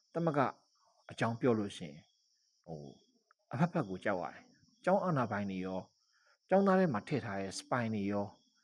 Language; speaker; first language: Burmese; native; Burmese